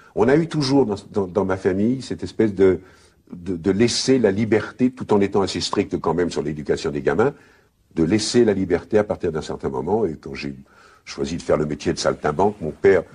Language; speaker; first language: French; native; French